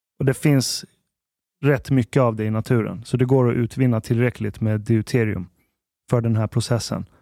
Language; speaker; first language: Swedish; early bilingual, other home language; Arabic